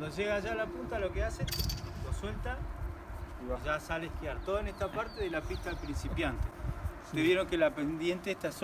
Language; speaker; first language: Spanish; native; Spanish